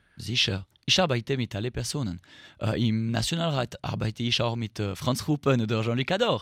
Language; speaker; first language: German; non-native, fluent; French